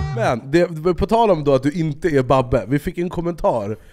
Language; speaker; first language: Swedish; native; Swedish